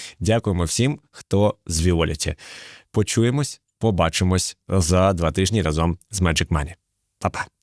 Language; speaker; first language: Ukrainian; native; Ukrainian